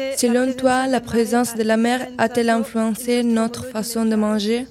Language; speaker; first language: French; non-native, learner; Italian